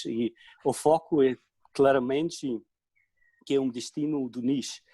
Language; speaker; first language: Portuguese; non-native, fluent; Slovenian